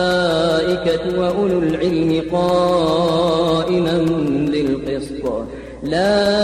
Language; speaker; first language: Arabic; native; Arabic